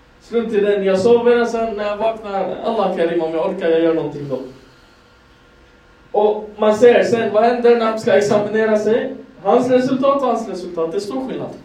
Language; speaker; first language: Swedish; non-native, fluent; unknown